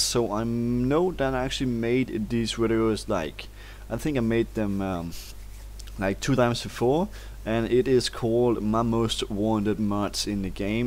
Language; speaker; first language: English; non-native, fluent; Danish